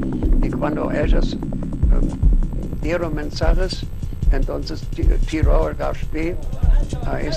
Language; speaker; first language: Spanish; non-native, fluent; German